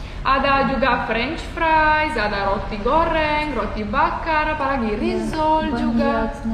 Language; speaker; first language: Indonesian; non-native, fluent; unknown